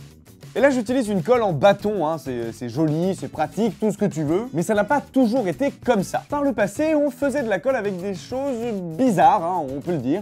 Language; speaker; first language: French; native; French